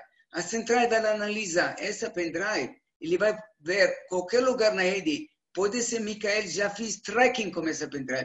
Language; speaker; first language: Portuguese; non-native, learner; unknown